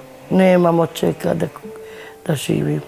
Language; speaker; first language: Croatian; non-native, local second language; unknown